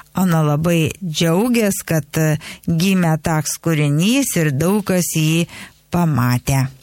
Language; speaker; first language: Lithuanian; native; Lithuanian